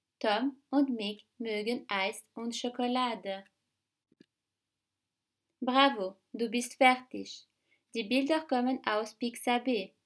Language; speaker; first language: German; non-native, fluent; French